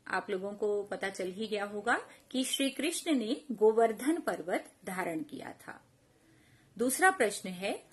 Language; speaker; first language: Hindi; non-native, local second language; Punjabi